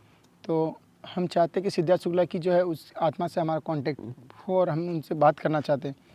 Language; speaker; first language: Hindi; native; Hindi